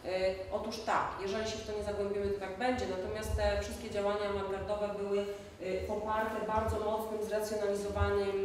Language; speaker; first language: Polish; native; Polish